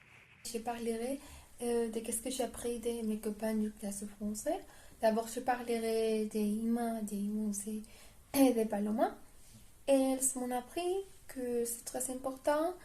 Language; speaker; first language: French; non-native, learner; Spanish